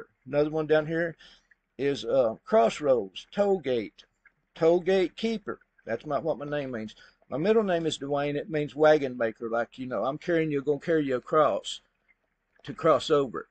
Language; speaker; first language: English; native; English